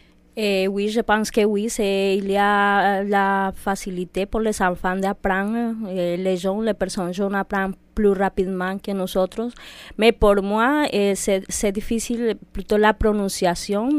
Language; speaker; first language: French; non-native, fluent; Spanish